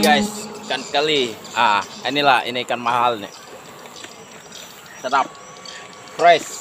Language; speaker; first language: Malay; native; Malay